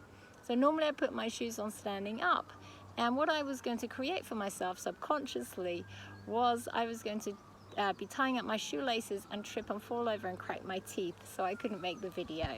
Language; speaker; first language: English; native; English